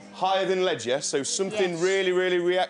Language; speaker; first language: English; native; English